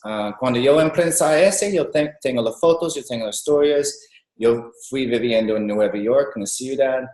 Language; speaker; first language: Spanish; non-native, learner; English